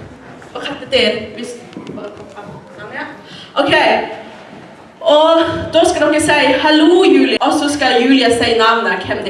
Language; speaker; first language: Norwegian; non-native, fluent; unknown